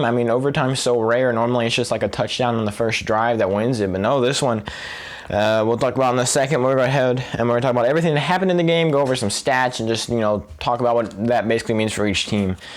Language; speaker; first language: English; native; English